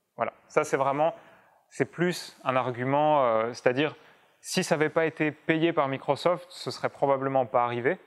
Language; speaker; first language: French; native; French